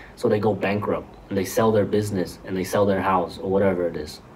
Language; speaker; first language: English; early bilingual, other home language; Vietnamese